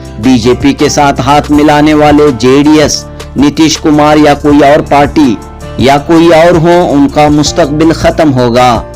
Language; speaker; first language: Hindi; non-native, local second language; Urdu